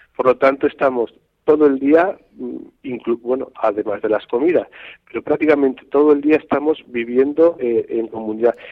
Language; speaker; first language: Spanish; native; Spanish